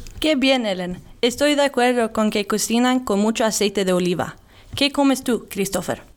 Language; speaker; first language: Spanish; non-native, learner; Swedish